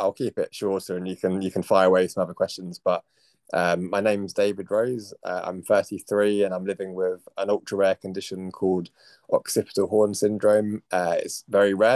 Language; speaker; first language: English; native; English